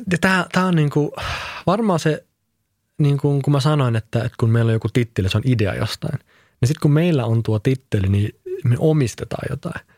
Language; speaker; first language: Finnish; native; Finnish